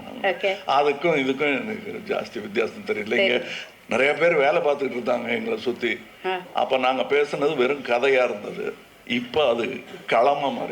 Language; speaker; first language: Tamil; native; Tamil